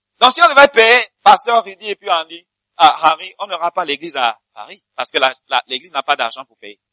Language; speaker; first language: French; non-native, fluent; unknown